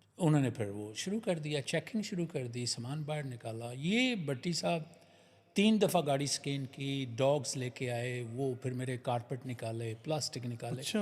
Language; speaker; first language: Urdu; non-native, local second language; Punjabi